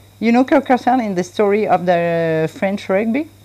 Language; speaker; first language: English; non-native, learner; French